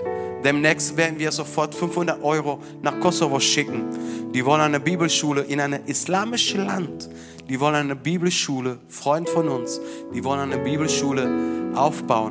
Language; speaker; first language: German; non-native, fluent; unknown